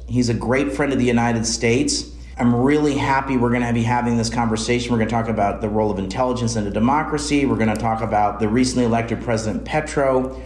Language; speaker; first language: English; native; English